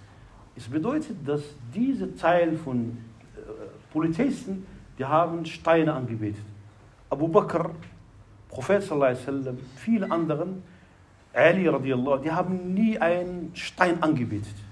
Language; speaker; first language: German; non-native, fluent; Arabic